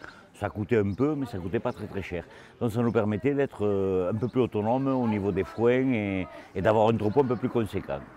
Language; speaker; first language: French; native; French